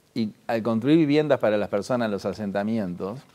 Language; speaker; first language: Spanish; native; Spanish